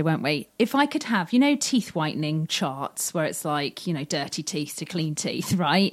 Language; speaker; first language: English; native; English